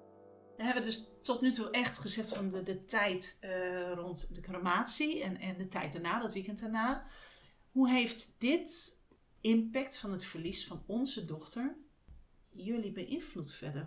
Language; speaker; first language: Dutch; native; Dutch